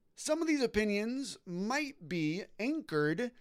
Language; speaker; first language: English; native; English